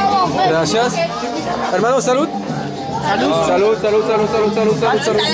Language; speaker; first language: Spanish; non-native, learner; French